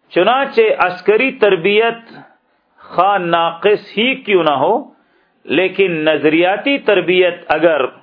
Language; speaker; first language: Urdu; native; Urdu